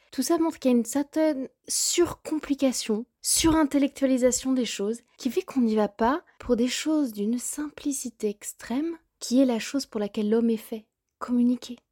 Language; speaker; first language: French; native; French